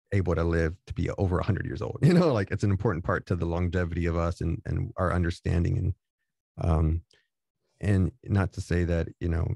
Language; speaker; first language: English; native; English